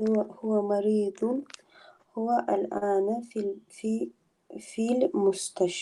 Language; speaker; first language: Arabic; non-native, learner; English